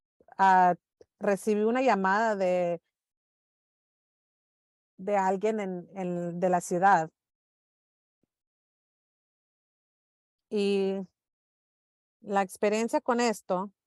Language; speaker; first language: Spanish; early bilingual, heritage; English